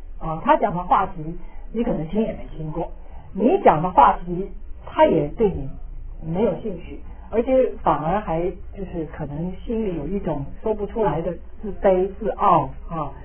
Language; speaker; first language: Chinese; native; Chinese